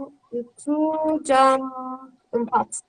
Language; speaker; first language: Indonesian; non-native, learner; Turkish